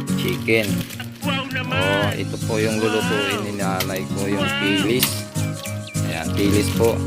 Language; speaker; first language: Filipino; non-native, local second language; Hiligaynon